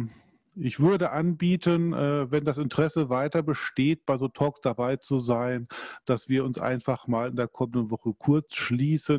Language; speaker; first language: German; native; German